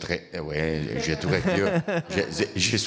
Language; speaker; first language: French; non-native, learner; Italian